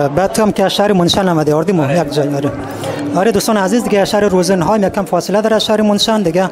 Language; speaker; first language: Persian; native; Persian